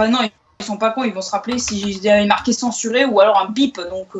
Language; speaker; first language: French; native; French